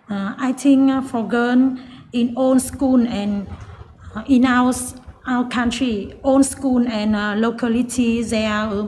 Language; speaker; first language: English; non-native, learner; Vietnamese